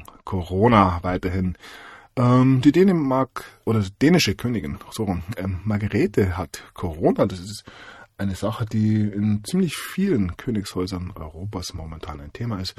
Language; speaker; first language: German; native; German